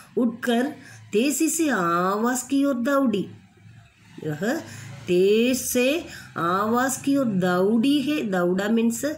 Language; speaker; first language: Hindi; non-native, local second language; Malayalam